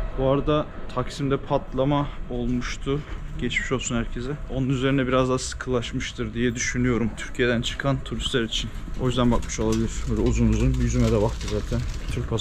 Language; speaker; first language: Turkish; native; Turkish